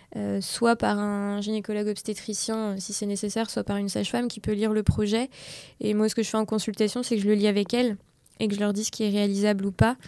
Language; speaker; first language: French; native; French